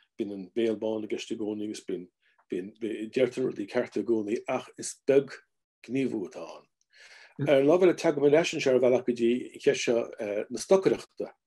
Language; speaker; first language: Irish; native; Irish